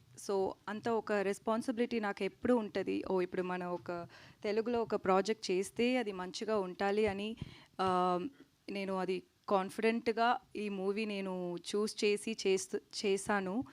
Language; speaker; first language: Telugu; non-native, learner; Tamil